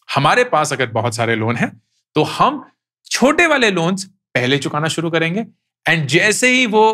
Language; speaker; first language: Hindi; native; Hindi